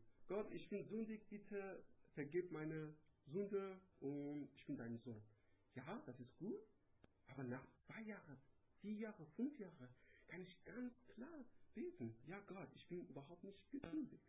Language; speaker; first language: German; non-native, learner; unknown